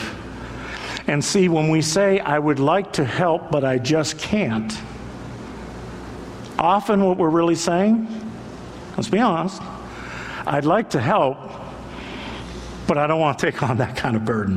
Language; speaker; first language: English; native; English